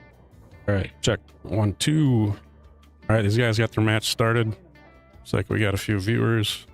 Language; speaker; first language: English; native; English